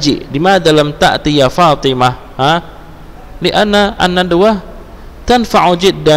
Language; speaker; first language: Arabic; non-native, fluent; Indonesian